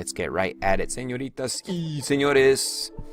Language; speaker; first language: Spanish; non-native, fluent; English